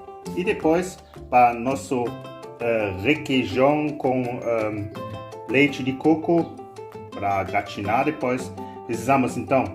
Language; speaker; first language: Portuguese; non-native, learner; German